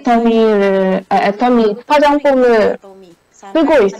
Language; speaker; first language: Korean; non-native, learner; Indonesian